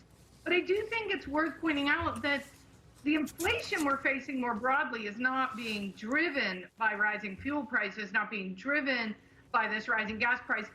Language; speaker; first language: English; native; English